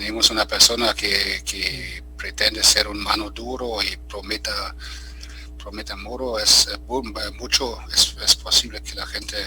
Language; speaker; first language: Spanish; non-native, fluent; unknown